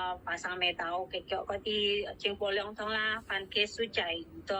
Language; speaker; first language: Cantonese; non-native, learner; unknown